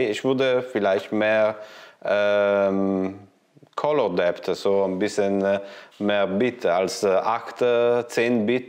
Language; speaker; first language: German; non-native, learner; Italian